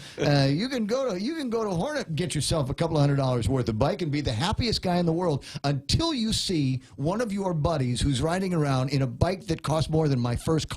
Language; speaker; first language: English; native; English